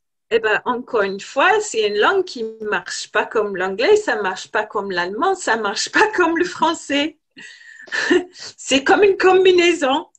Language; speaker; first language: French; non-native, fluent; English